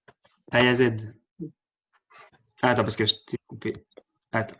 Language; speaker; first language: French; native; French